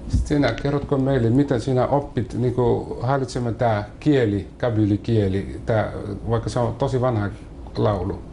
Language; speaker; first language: Finnish; non-native, fluent; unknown